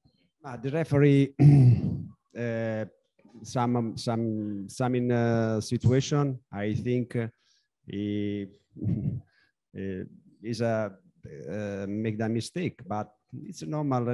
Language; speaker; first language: English; non-native, learner; Italian